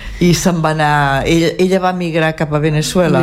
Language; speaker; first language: Catalan; native; Catalan